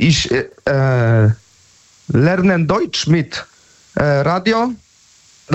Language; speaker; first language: German; non-native, learner; Polish